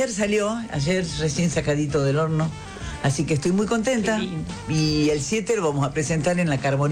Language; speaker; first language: Spanish; native; Spanish